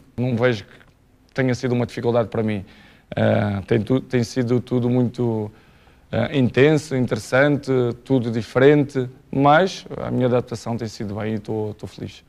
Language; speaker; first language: Portuguese; native; Portuguese